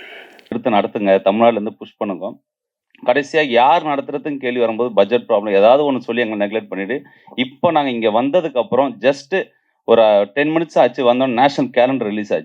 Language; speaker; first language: Tamil; native; Tamil